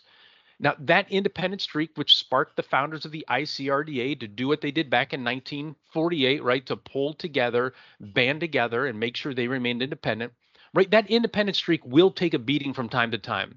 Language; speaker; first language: English; native; English